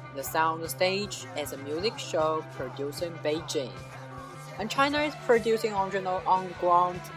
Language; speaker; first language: English; non-native, fluent; Chinese